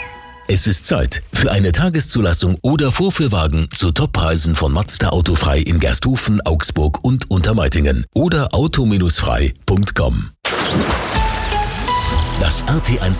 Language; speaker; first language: German; native; German